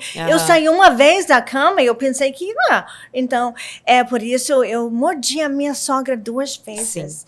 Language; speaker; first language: Portuguese; non-native, learner; English